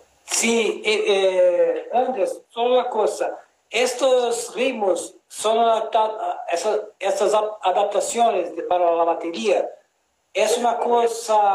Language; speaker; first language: Spanish; non-native, learner; Portuguese